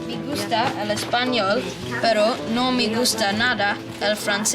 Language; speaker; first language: Spanish; non-native, learner; English